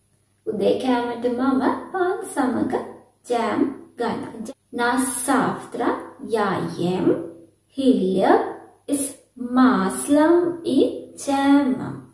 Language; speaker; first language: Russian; non-native, learner; Sinhala